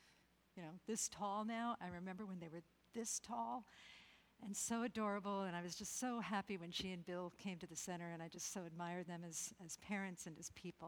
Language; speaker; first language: English; native; English